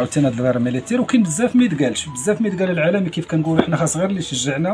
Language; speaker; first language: Arabic; native; Arabic